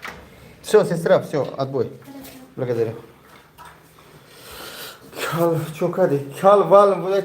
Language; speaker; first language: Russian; non-native, fluent; Tajik